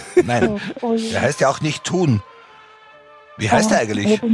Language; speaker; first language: German; native; German